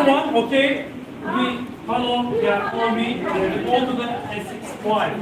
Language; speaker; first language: English; non-native, fluent; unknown